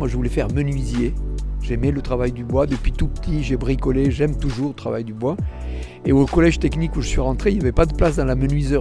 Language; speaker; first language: French; native; French